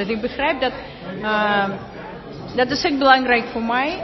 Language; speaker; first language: Dutch; non-native, learner; Russian